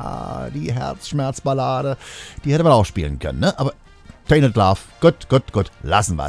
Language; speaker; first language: German; native; German